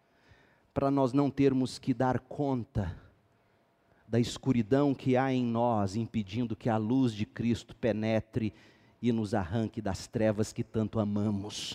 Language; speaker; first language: Portuguese; native; Portuguese